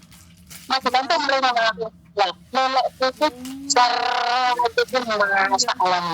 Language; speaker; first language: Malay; non-native, local second language; Javanese